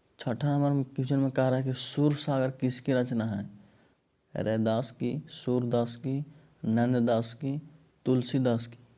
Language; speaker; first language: Hindi; native; Hindi